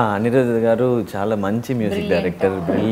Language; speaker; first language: Telugu; non-native, learner; Tamil